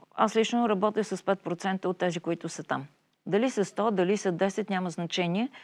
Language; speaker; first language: Bulgarian; native; Bulgarian